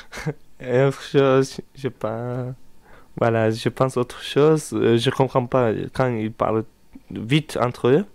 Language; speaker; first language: French; non-native, fluent; Turkish